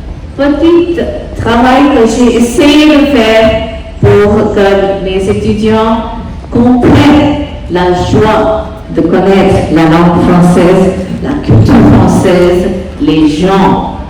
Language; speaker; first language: French; non-native, fluent; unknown